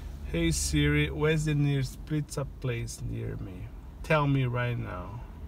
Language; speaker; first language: English; non-native, fluent; Portuguese